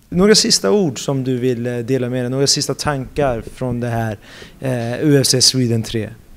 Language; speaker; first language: Swedish; native; Swedish